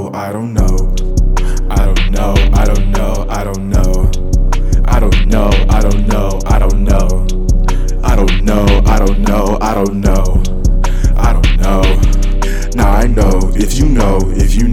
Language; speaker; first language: English; native; English